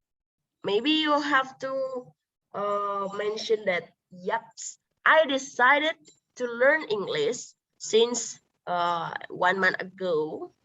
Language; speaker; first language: English; non-native, local second language; Indonesian